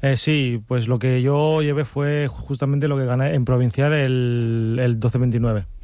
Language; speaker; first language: Spanish; non-native, fluent; Chinese